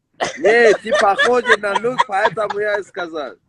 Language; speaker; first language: Russian; non-native, learner; Persian